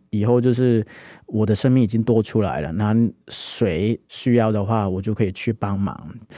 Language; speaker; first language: Chinese; non-native, local second language; Cantonese